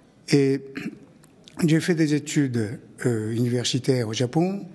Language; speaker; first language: French; non-native, fluent; Japanese